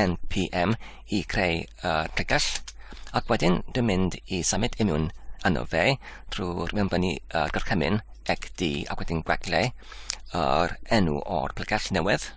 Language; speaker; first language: Welsh; non-native, fluent; English